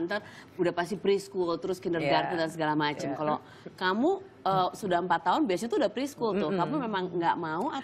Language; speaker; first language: Indonesian; native; Indonesian